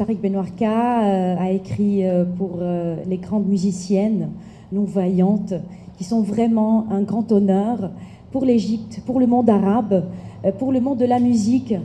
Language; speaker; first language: French; non-native, fluent; Arabic